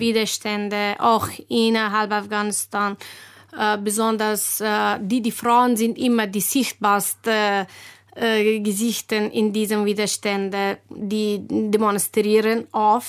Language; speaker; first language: German; non-native, learner; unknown